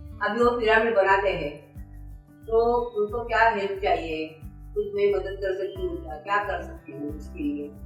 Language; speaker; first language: Hindi; non-native, local second language; Marathi